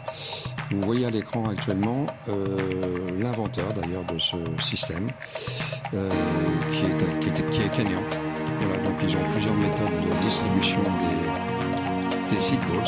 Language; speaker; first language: French; native; French